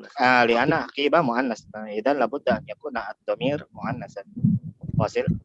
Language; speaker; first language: Arabic; non-native, learner; Indonesian